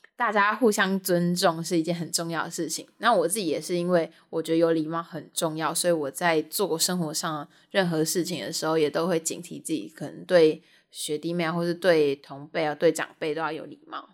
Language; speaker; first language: Chinese; native; Chinese